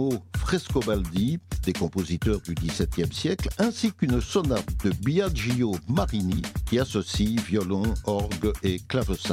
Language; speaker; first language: French; native; French